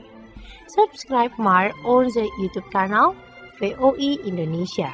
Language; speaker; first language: Dutch; non-native, fluent; Indonesian